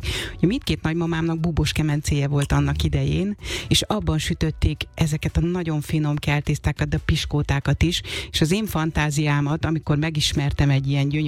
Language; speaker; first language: Hungarian; native; Hungarian